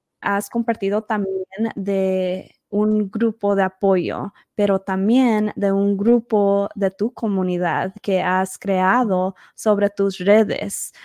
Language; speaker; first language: Spanish; early bilingual, heritage; Spanish